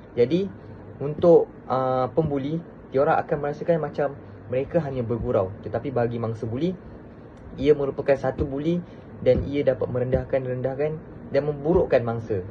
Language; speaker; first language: Malay; native; Malay